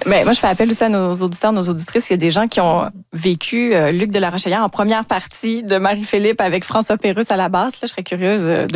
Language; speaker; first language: French; native; French